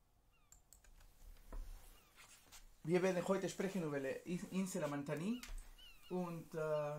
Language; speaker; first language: German; non-native, fluent; Spanish